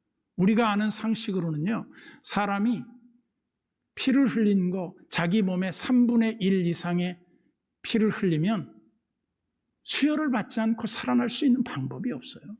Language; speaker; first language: Korean; native; Korean